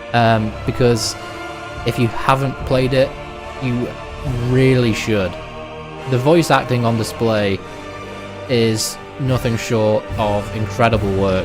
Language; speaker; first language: English; native; English